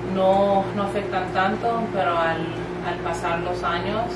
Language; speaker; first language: Spanish; early bilingual, heritage; Spanish